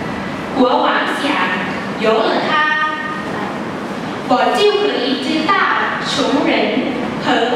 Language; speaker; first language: Chinese; non-native, learner; Thai